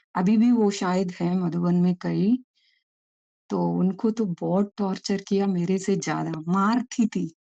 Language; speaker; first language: Hindi; non-native, local second language; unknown